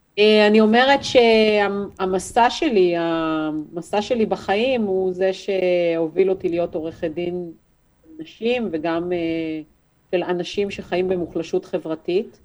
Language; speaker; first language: Hebrew; early bilingual, other home language; Russian